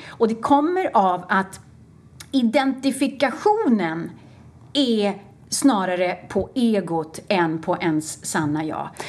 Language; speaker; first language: Swedish; native; Swedish